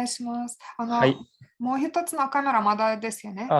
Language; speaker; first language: Japanese; non-native, fluent; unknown